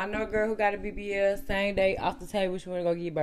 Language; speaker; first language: English; native; English